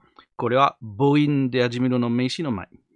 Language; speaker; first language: Japanese; non-native, learner; French